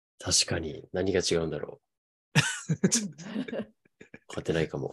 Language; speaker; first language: Japanese; native; Japanese